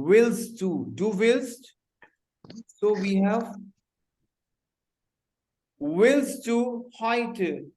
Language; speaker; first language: German; non-native, fluent; Hindi